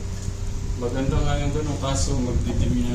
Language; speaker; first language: Filipino; native; Filipino